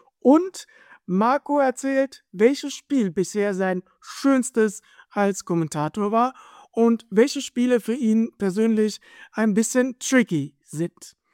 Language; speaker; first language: German; native; German